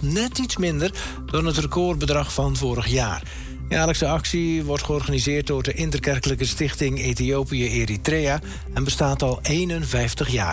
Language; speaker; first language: Dutch; native; Dutch